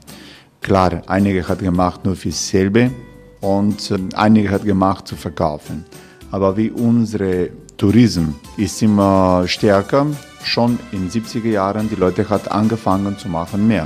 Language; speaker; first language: German; non-native, learner; Croatian